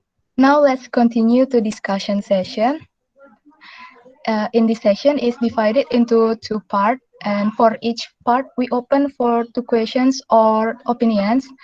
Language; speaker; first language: English; non-native, local second language; Indonesian